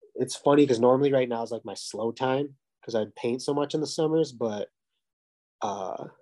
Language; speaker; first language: English; native; English